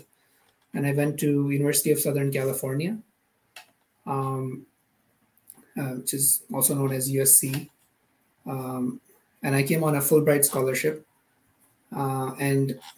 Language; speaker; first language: English; non-native, local second language; Urdu